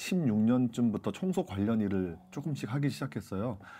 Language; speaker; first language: Korean; native; Korean